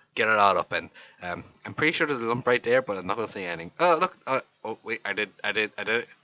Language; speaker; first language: English; native; English